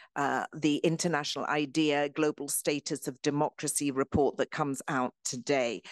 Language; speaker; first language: English; native; English